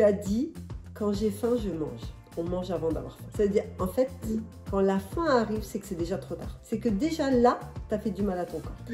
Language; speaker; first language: French; native; French